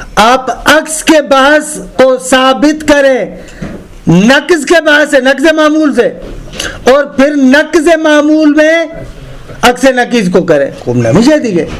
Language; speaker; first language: Urdu; native; Urdu